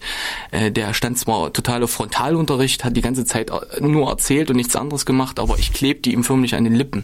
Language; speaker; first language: German; native; German